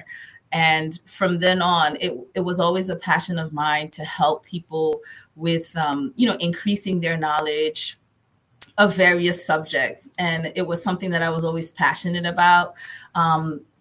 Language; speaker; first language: English; early bilingual, other home language; Haitian Creole